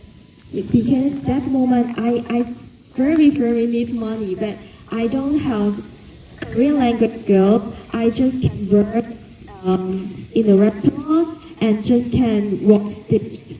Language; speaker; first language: English; non-native, fluent; Cantonese